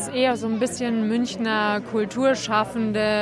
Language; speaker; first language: German; native; German